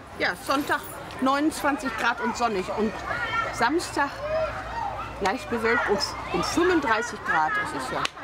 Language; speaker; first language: German; native; German